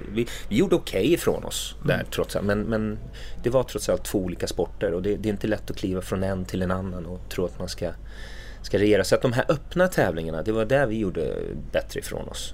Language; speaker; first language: Swedish; early bilingual, other home language; English